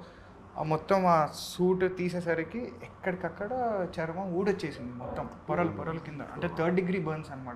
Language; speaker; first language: Telugu; native; Telugu